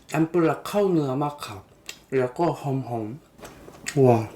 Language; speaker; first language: Thai; non-native, learner; Korean